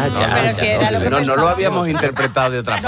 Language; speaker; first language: Spanish; native; Spanish